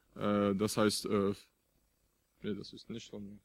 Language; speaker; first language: German; non-native, fluent; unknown